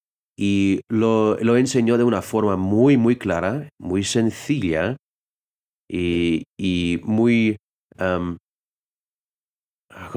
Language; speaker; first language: Spanish; non-native, fluent; English